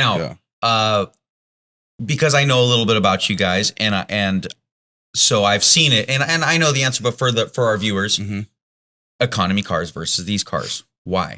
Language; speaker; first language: English; native; English